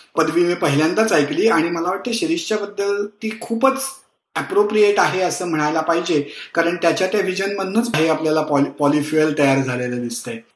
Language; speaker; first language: Marathi; native; Marathi